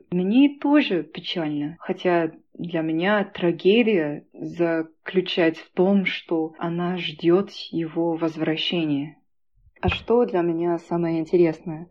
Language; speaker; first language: Russian; non-native, fluent; English